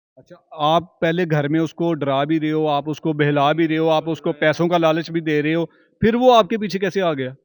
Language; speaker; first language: Urdu; non-native, local second language; Punjabi